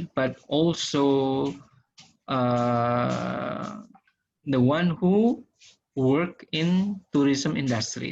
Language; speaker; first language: English; non-native, learner; Indonesian